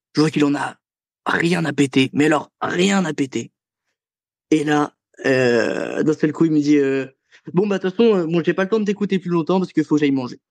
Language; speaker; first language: French; native; French